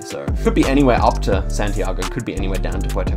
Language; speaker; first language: English; native; English